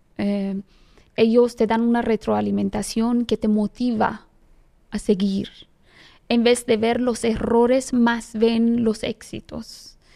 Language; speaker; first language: Spanish; non-native, fluent; Persian